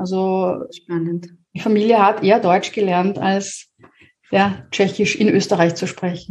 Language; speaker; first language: German; native; German